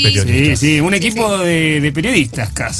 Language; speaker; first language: Spanish; native; Spanish